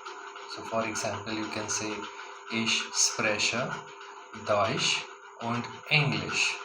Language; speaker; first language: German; non-native, fluent; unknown